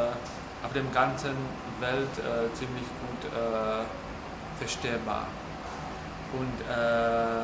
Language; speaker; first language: German; non-native, fluent; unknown